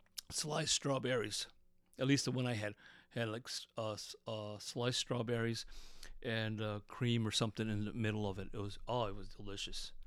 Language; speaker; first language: English; native; English